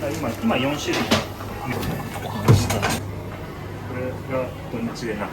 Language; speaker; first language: Japanese; native; Japanese